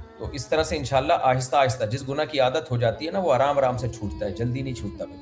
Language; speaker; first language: Urdu; native; Urdu